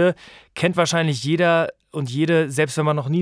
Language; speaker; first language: German; native; German